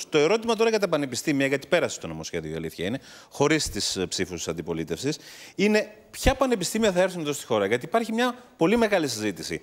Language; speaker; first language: Greek; native; Greek